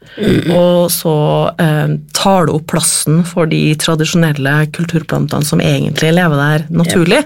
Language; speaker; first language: Norwegian; native; Norwegian